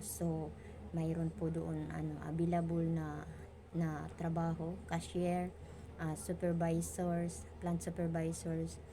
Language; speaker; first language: Filipino; non-native, local second language; Waray